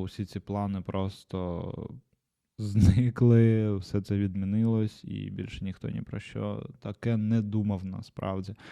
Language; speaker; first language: Ukrainian; non-native, local second language; Russian